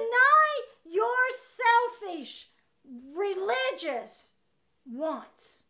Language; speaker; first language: English; native; English